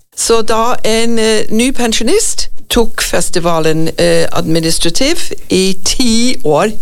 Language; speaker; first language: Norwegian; non-native, fluent; English